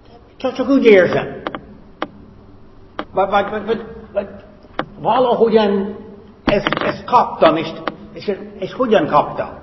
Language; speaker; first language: Hungarian; non-native, fluent; English